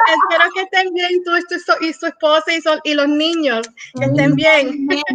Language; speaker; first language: Spanish; early bilingual, heritage; Spanish